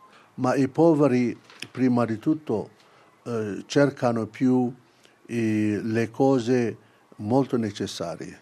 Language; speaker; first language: Italian; non-native, fluent; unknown